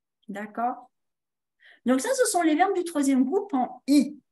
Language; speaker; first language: French; native; French